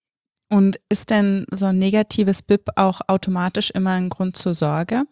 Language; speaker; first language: German; native; German